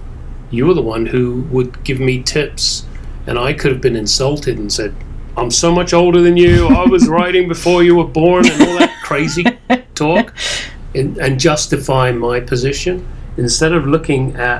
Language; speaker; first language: English; native; English